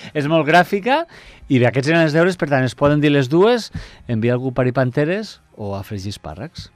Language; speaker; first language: Catalan; native; Catalan